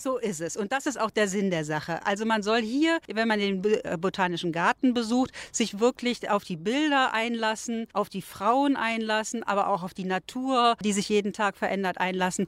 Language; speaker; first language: German; native; German